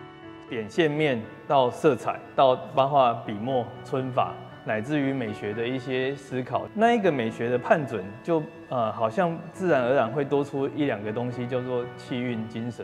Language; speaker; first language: Chinese; native; Chinese